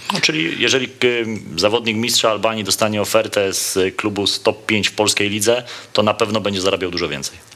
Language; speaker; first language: Polish; native; Polish